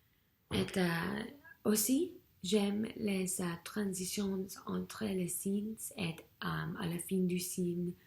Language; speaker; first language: French; non-native, learner; English